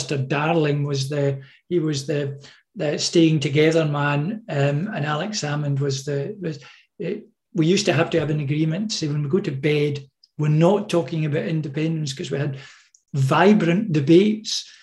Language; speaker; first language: English; native; English